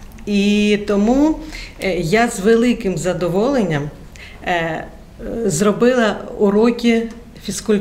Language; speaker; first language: Ukrainian; non-native, local second language; Russian